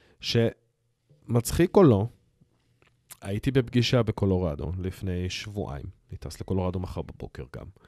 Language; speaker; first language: Hebrew; early bilingual, heritage; Hebrew